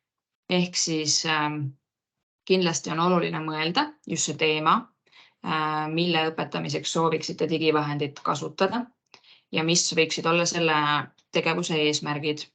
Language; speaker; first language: Estonian; native; Estonian